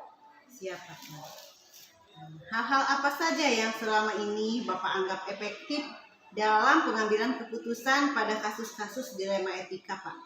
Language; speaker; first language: Indonesian; native; Indonesian